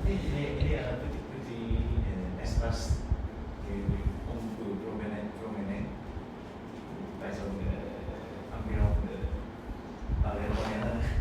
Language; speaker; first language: French; non-native, learner; Khmer